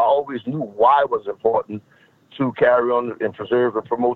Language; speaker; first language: English; native; English